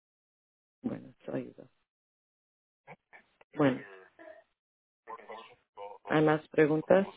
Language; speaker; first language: Spanish; early bilingual, heritage; Spanish